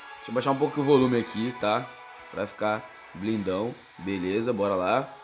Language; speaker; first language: Portuguese; native; Portuguese